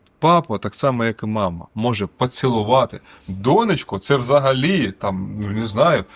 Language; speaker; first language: Ukrainian; non-native, local second language; Russian